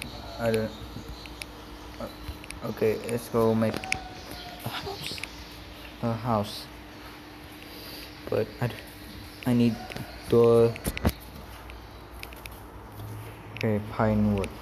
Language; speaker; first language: English; non-native, learner; Indonesian